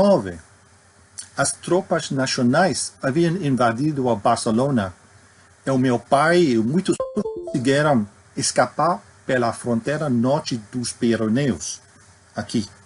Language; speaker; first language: Portuguese; non-native, fluent; English